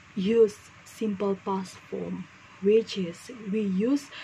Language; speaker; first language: English; non-native, fluent; Indonesian